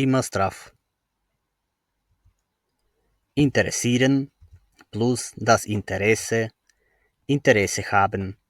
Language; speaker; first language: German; non-native, fluent; Macedonian